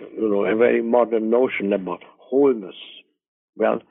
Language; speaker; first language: English; non-native, fluent; Hungarian